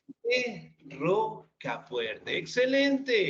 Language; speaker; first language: Spanish; native; Spanish